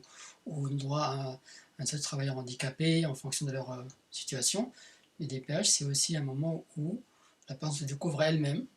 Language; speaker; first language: French; native; French